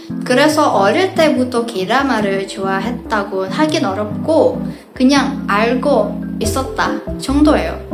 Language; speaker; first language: Korean; non-native, fluent; Indonesian